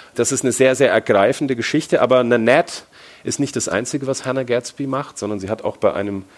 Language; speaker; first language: German; native; German